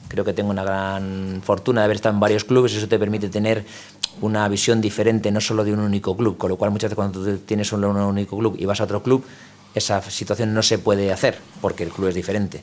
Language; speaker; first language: Spanish; native; Spanish